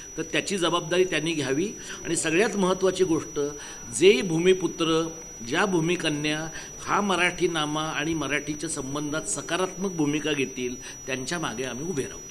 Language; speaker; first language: Marathi; native; Marathi